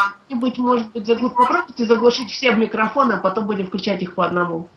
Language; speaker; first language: Russian; native; Russian